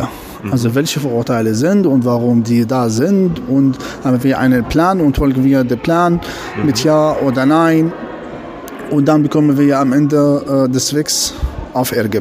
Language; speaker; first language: German; non-native, fluent; Arabic